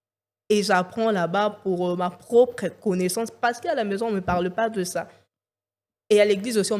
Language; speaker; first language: French; non-native, local second language; Lingala